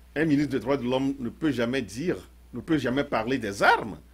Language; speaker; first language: French; non-native, local second language; Ewe